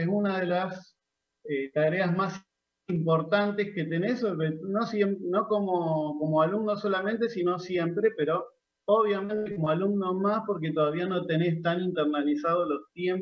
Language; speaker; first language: Spanish; native; Spanish